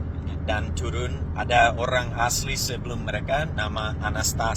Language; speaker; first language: Indonesian; non-native, fluent; English